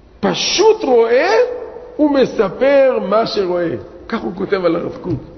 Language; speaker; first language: Hebrew; native; Hebrew